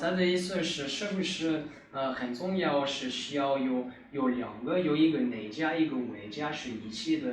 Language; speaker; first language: Chinese; non-native, learner; French